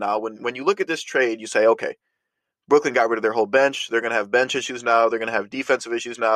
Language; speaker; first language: English; native; English